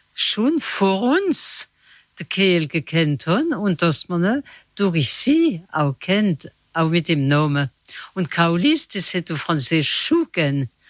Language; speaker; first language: German; non-native, local second language; Swiss German